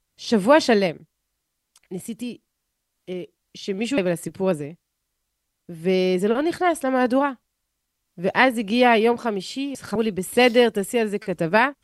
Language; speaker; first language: Hebrew; non-native, fluent; French